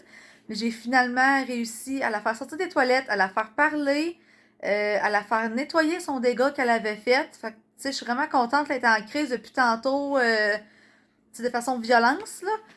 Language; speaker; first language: French; native; French